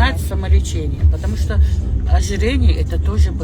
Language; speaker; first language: Russian; non-native, local second language; Chechen